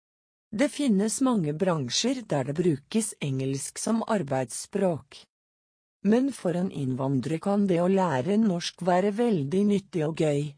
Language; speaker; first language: Norwegian; non-native, fluent; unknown